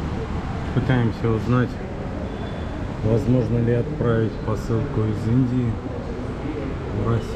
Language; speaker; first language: Russian; native; Russian